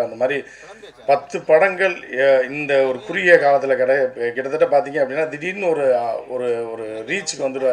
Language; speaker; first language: Tamil; native; Tamil